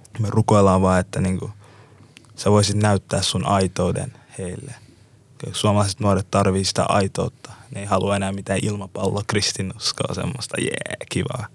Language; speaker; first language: Finnish; non-native, fluent; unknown